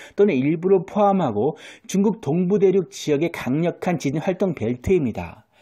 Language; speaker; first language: Korean; native; Korean